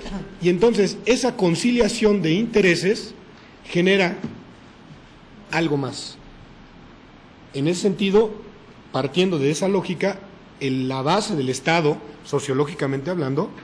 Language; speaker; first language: Spanish; native; Spanish